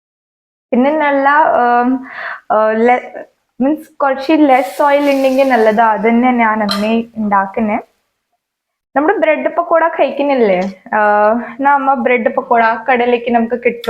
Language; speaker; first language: Malayalam; non-native, local second language; Hindi